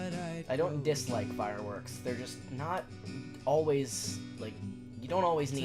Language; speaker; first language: English; native; English